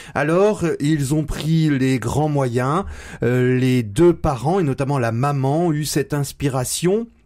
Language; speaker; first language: French; native; French